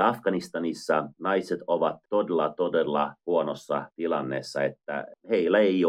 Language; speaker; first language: Finnish; non-native, fluent; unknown